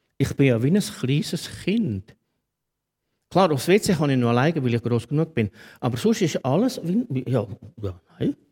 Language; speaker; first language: German; native; German